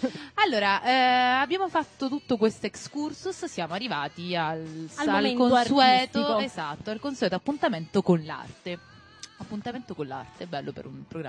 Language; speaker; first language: Italian; native; Italian